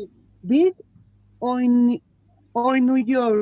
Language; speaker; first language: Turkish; non-native, learner; Spanish